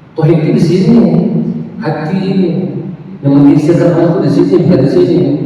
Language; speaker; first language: Malay; native; Malay